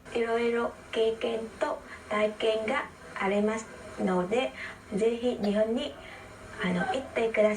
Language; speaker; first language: Japanese; non-native, learner; Vietnamese